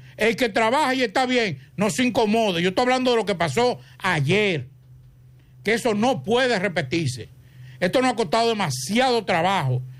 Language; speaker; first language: Spanish; native; Spanish